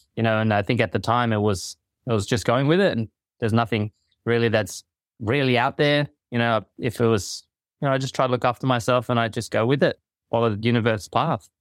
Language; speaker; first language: English; early bilingual, other home language; Filipino